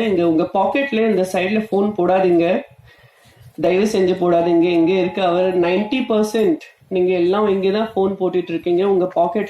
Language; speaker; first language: Tamil; non-native, fluent; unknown